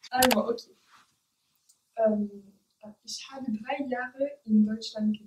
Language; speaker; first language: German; non-native, fluent; French